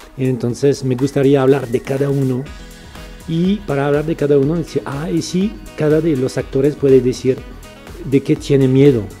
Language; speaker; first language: Spanish; non-native, fluent; French